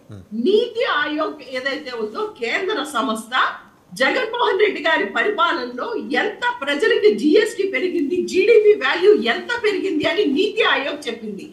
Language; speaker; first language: Telugu; native; Telugu